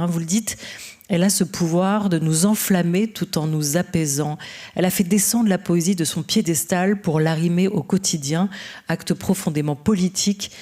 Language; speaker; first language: French; native; French